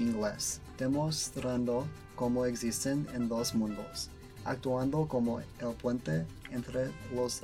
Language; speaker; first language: Spanish; early bilingual, other home language; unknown